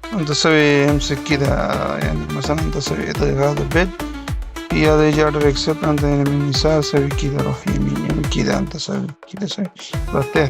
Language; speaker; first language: Arabic; non-native, learner; Urdu